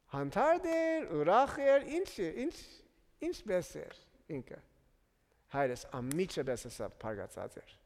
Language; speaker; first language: Armenian; early bilingual, heritage; Armenian